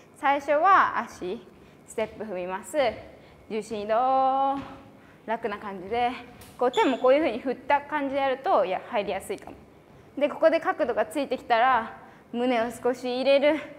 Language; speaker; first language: Japanese; native; Japanese